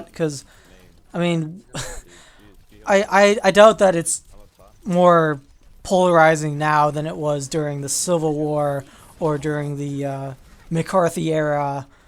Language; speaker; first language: English; native; English